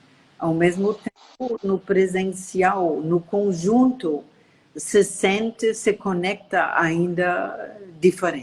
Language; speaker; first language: Portuguese; non-native, learner; German